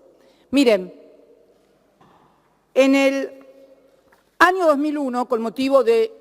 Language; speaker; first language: Spanish; native; Spanish